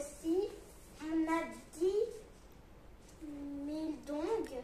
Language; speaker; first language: French; early bilingual, other home language; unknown